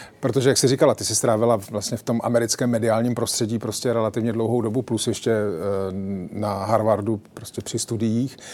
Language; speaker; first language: Czech; native; Czech